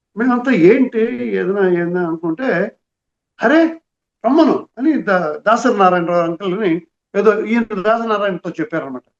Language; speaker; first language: Telugu; native; Telugu